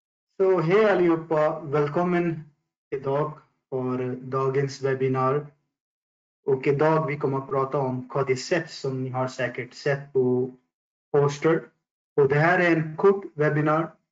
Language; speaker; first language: Swedish; non-native, fluent; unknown